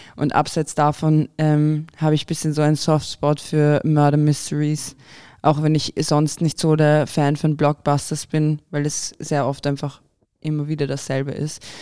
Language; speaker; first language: German; early bilingual, other home language; Croatian